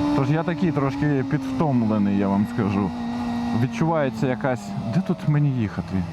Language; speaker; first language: Ukrainian; non-native, local second language; Russian